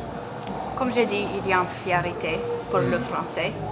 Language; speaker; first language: French; non-native, local second language; English